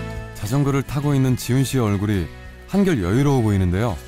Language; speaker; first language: Korean; native; Korean